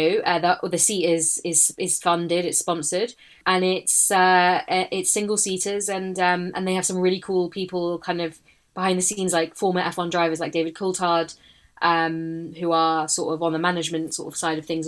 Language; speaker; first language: English; native; English